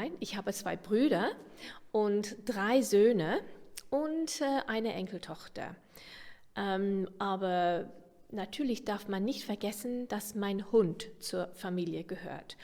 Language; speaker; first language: German; non-native, fluent; English